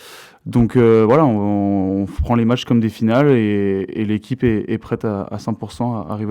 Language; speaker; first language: French; native; French